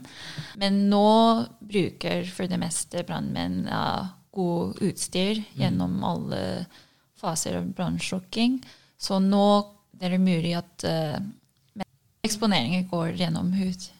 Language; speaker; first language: Norwegian; non-native, fluent; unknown